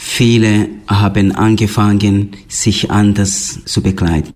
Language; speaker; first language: German; non-native, fluent; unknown